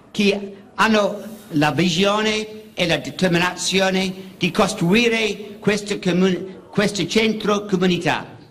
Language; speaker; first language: Italian; non-native, learner; English